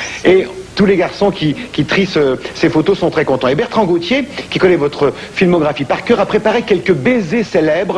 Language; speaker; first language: French; native; French